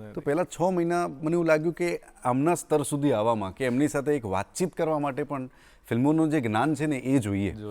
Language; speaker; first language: Gujarati; non-native, local second language; Marwari